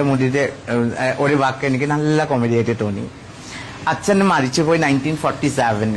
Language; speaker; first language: Malayalam; non-native, fluent; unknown